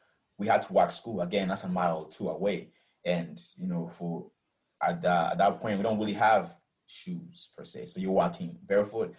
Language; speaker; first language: English; early bilingual, other home language; Rundi